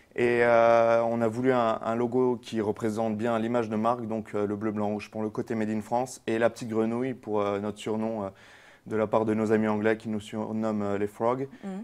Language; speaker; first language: French; native; French